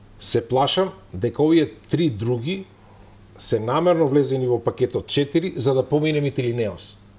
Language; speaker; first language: Macedonian; native; Macedonian